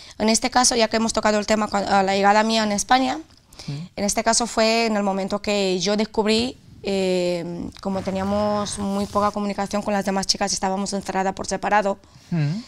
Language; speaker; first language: Spanish; non-native, fluent; Romanian